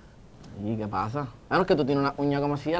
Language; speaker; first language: Spanish; native; Spanish